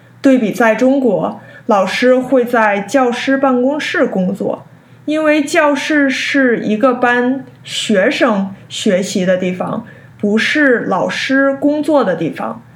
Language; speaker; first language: Chinese; early bilingual, heritage; Chinese